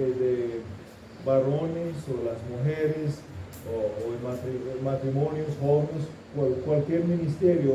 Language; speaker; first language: Spanish; non-native, fluent; English